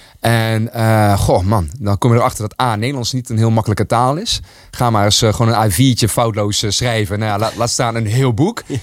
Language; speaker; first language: Dutch; early bilingual, other home language; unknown